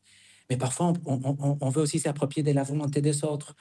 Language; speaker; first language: French; non-native, fluent; Spanish